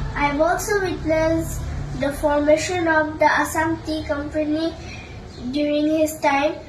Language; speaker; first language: English; non-native, local second language; Assamese